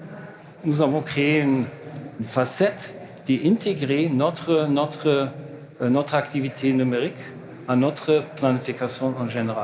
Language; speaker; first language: French; non-native, learner; German